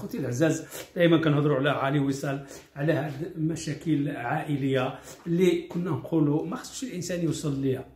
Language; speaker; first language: Arabic; native; Arabic